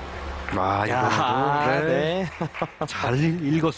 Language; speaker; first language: Korean; native; Korean